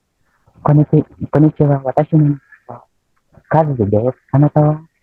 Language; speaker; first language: Japanese; non-native, learner; Filipino